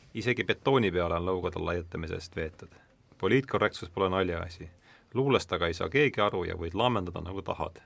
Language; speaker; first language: Estonian; native; Estonian